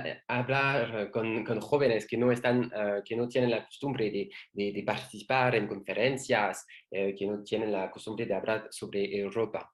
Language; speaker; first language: Spanish; non-native, learner; French